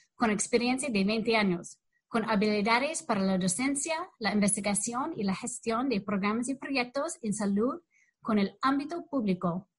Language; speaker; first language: Spanish; non-native, learner; English